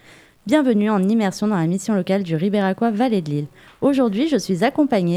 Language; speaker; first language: French; native; French